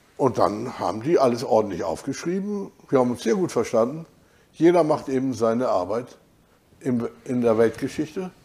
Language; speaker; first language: German; native; German